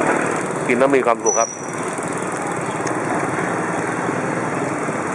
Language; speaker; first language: Thai; native; Thai